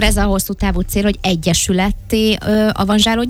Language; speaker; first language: Hungarian; native; Hungarian